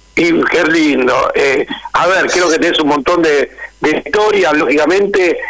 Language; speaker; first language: Spanish; native; Spanish